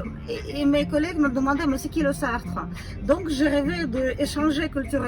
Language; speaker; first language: French; non-native, fluent; Russian